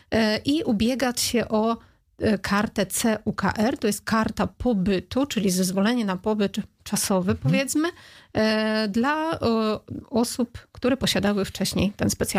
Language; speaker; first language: Polish; non-native, fluent; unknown